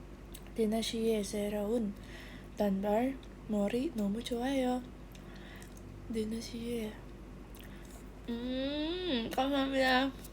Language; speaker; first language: Korean; non-native, learner; Indonesian